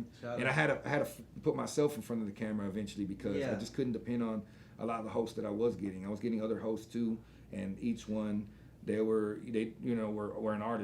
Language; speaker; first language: English; native; English